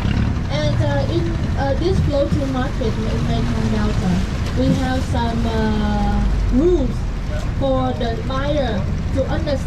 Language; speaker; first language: English; non-native, fluent; Vietnamese